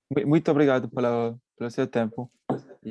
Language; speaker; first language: Portuguese; non-native, learner; English